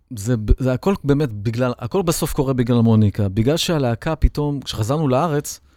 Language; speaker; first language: Hebrew; native; Hebrew